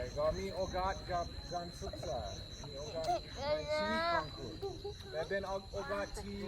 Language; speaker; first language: Thai; non-native, learner; English